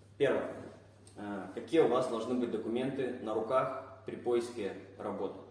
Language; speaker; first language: Russian; native; Russian